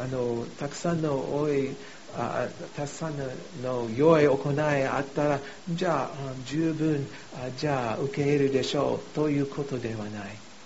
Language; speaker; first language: Japanese; non-native, fluent; English